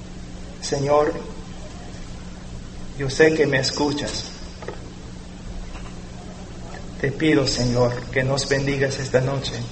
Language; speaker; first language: Spanish; non-native, fluent; English